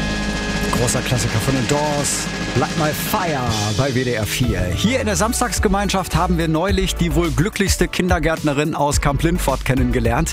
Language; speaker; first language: German; native; German